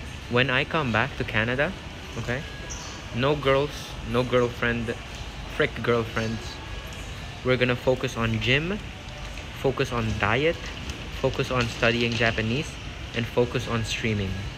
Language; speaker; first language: English; native; English